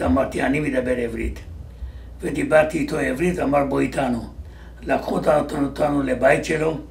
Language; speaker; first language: Hebrew; non-native, fluent; Georgian